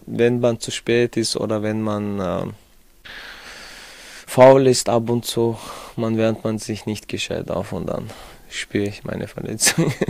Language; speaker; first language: German; non-native, fluent; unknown